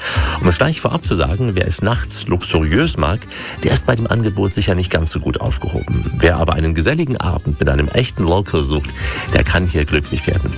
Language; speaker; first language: German; native; German